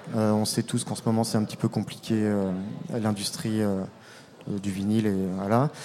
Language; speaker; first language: French; native; French